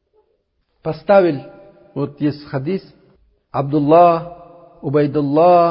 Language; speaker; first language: Russian; non-native, learner; Uzbek